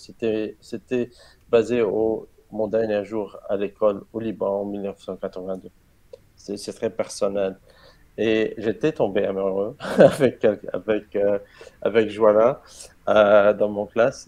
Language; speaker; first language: French; non-native, learner; Arabic